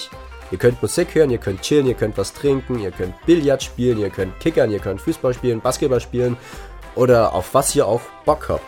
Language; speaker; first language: German; native; German